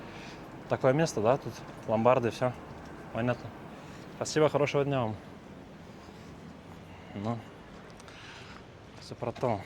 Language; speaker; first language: Russian; non-native, fluent; Lithuanian